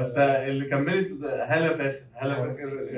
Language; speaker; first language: Arabic; native; Arabic